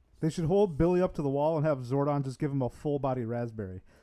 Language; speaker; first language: English; native; English